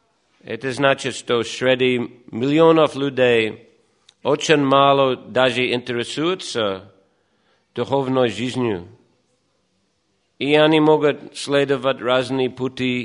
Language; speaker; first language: Russian; non-native, fluent; English